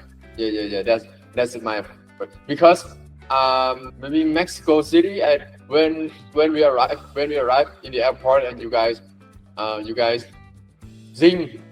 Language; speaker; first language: English; non-native, learner; Thai